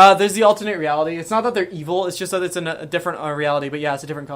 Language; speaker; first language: English; native; English